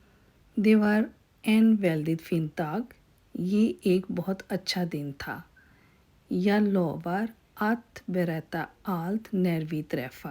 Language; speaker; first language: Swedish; non-native, learner; Urdu